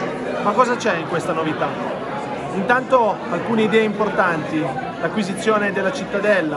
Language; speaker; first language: Italian; native; Italian